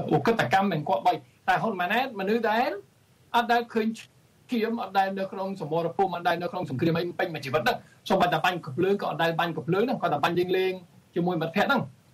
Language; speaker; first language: Khmer; early bilingual, heritage; Khmer